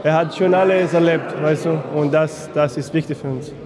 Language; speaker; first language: German; non-native, fluent; Spanish